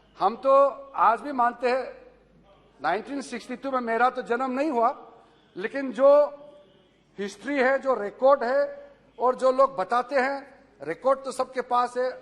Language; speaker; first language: Hindi; non-native, local second language; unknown